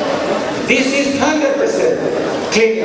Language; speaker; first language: English; non-native, fluent; Spanish